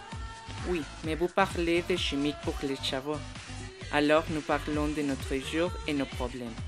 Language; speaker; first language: French; non-native, learner; Spanish